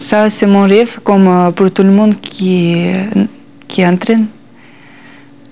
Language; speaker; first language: French; non-native, learner; Russian